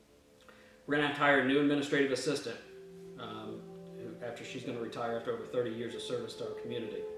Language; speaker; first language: English; native; English